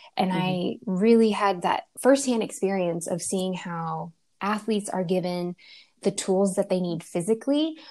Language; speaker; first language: English; early bilingual, other home language; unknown